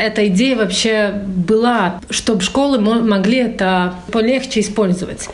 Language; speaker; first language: Russian; non-native, fluent; Latvian